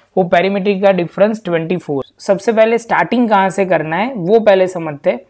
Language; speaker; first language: Hindi; non-native, local second language; Gujarati